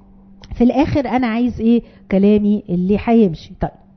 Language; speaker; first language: Arabic; native; Arabic